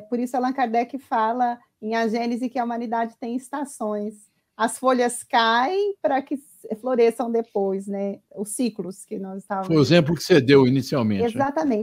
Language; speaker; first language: Portuguese; native; Portuguese